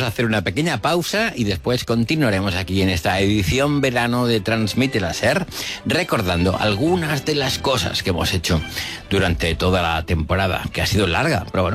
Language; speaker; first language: Spanish; native; Spanish